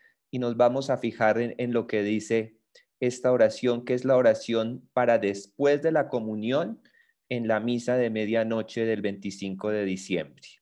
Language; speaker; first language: Spanish; native; Spanish